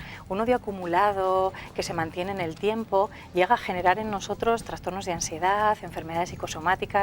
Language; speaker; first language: Spanish; native; Spanish